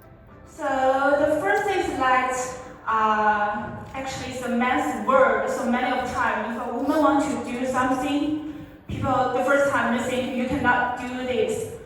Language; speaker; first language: English; non-native, learner; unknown